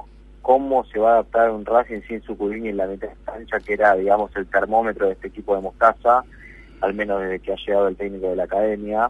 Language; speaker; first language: Spanish; native; Spanish